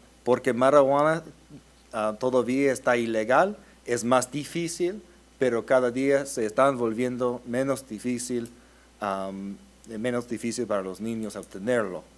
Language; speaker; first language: Spanish; early bilingual, heritage; Spanish